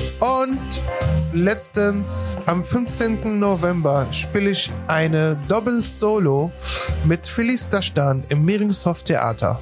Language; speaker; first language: German; non-native, fluent; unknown